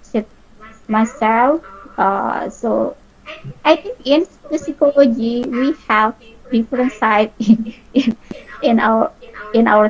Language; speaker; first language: English; non-native, learner; Indonesian